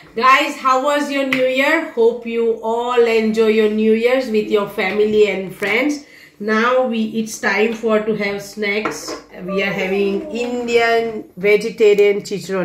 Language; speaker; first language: English; non-native, local second language; Gujarati